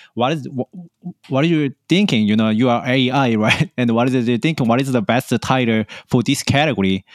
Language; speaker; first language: English; non-native, learner; Korean